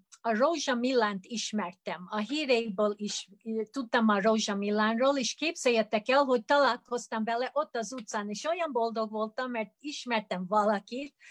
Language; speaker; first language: Hungarian; early bilingual, heritage; Hungarian